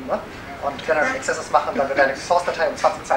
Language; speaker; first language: German; native; German